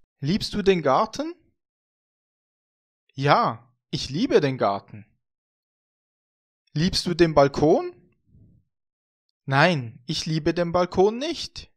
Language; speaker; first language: German; non-native, fluent; Vietnamese